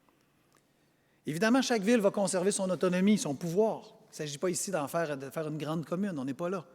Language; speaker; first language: French; native; French